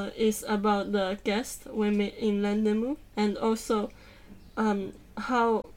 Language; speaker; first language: English; non-native, learner; Chinese